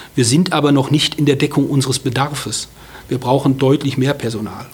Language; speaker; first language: German; native; German